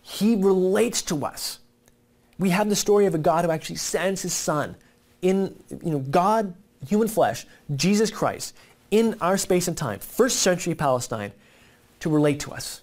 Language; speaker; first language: English; native; English